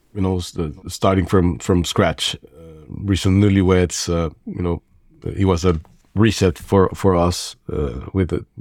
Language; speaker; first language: English; non-native, fluent; Spanish